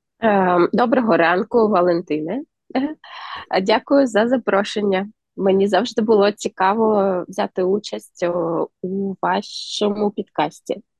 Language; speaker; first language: Ukrainian; native; Ukrainian